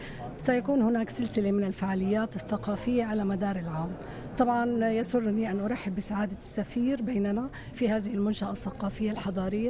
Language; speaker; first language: Arabic; native; Arabic